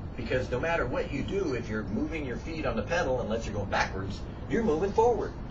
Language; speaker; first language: English; native; English